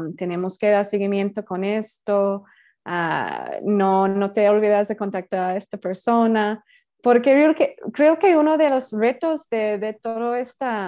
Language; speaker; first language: Spanish; non-native, fluent; English